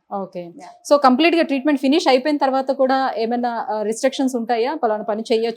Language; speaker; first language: Telugu; native; Telugu